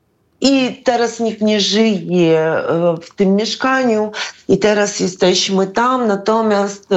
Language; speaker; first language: Polish; non-native, fluent; Ukrainian